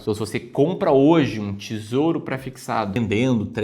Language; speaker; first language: Portuguese; native; Portuguese